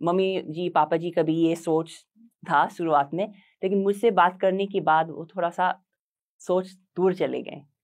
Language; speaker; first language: Hindi; non-native, fluent; English